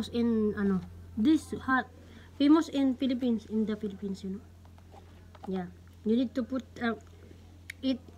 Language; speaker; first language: English; non-native, learner; Cebuano